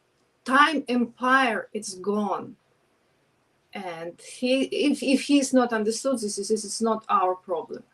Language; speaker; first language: English; non-native, learner; Ukrainian